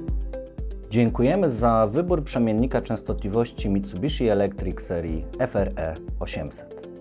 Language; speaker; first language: Polish; native; Polish